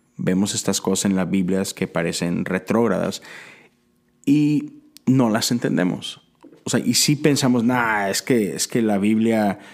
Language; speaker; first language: Spanish; native; Spanish